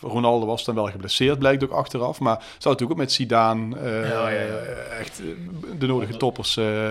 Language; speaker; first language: Dutch; native; Dutch